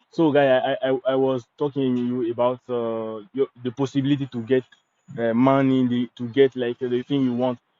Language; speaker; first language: English; non-native, learner; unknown